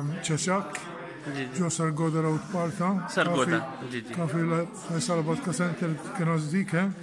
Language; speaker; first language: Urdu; non-native, learner; Maltese